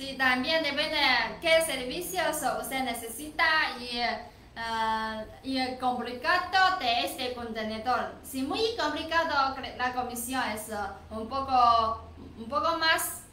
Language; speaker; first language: Spanish; non-native, learner; Chinese